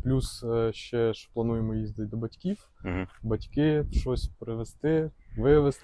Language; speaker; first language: Ukrainian; native; Ukrainian